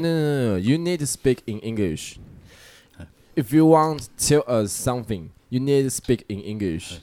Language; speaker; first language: English; non-native, learner; Chinese